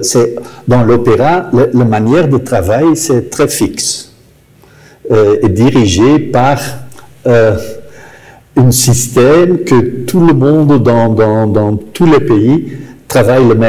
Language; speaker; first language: French; non-native, local second language; Dutch